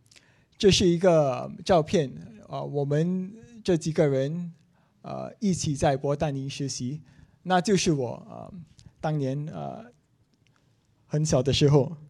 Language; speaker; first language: Chinese; non-native, local second language; English